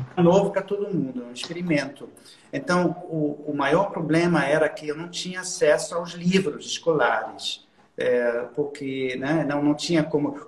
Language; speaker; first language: Portuguese; non-native, fluent; German